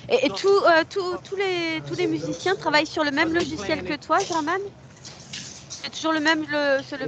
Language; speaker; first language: French; native; French